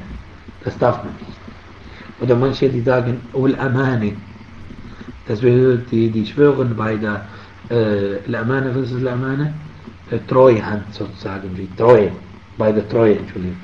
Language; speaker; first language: German; non-native, fluent; Arabic